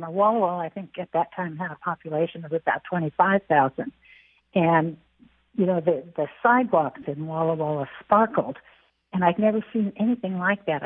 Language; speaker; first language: English; native; English